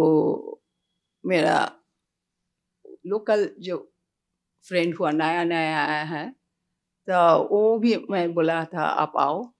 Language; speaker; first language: Hindi; non-native, local second language; Bangla